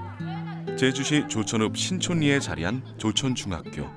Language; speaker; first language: Korean; native; Korean